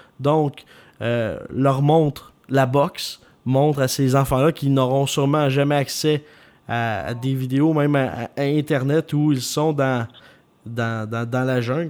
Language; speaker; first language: French; native; French